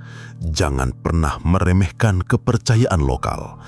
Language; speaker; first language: Indonesian; native; Indonesian